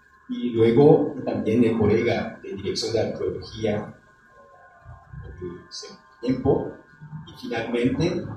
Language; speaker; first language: Spanish; non-native, fluent; Japanese